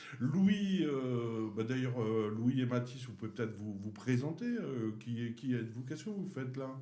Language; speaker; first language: French; native; French